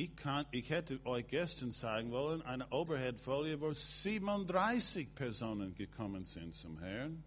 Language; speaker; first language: German; non-native, fluent; English